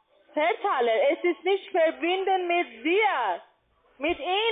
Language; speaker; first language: German; non-native, learner; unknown